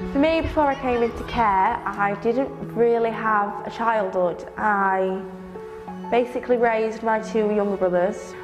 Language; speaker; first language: English; native; English